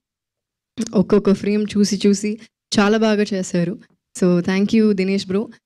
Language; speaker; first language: Telugu; non-native, local second language; Malayalam